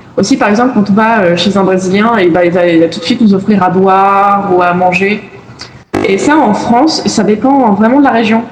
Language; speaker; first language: French; native; French